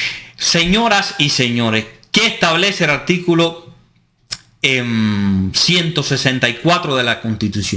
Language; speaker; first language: Spanish; native; Spanish